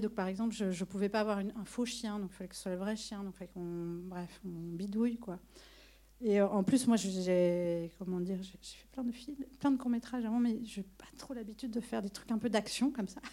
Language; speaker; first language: French; native; French